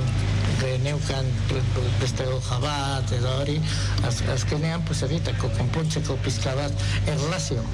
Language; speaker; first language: Basque; non-native, local second language; Spanish